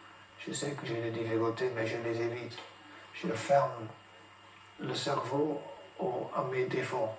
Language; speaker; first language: French; non-native, fluent; English